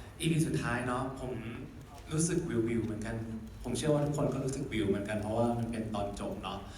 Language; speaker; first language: Thai; native; Thai